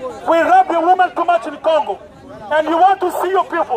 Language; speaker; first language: English; non-native, learner; Lingala